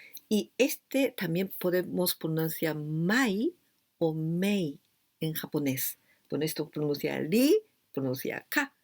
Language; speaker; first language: Spanish; non-native, fluent; Japanese